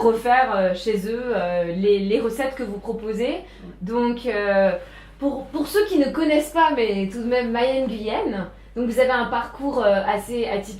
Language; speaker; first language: French; native; French